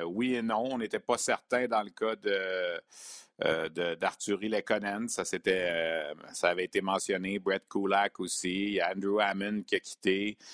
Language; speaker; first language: French; native; French